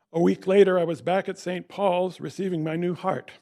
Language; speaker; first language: English; native; English